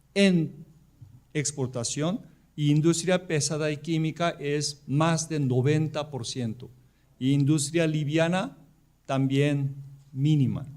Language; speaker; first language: Spanish; non-native, fluent; Korean